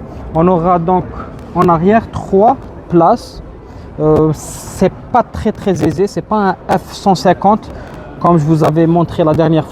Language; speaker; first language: French; native; French